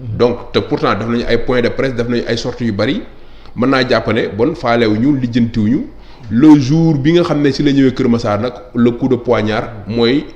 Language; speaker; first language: Wolof; native; Wolof